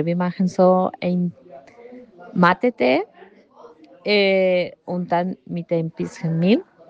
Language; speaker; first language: German; non-native, learner; Spanish